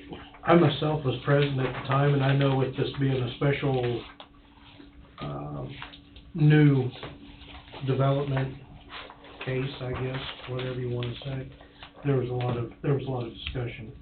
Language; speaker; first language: English; native; English